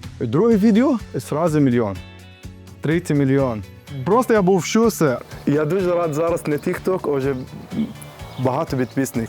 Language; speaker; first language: Ukrainian; non-native, learner; Arabic